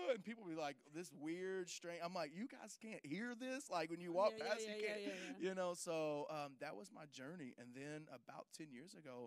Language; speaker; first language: English; native; English